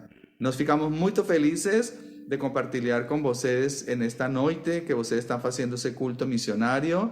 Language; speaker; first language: Portuguese; non-native, fluent; Spanish